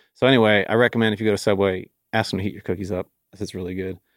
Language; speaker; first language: English; native; English